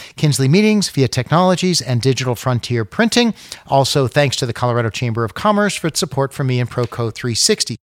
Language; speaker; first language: English; native; English